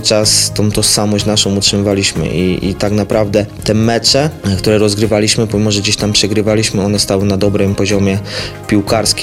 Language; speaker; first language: Polish; native; Polish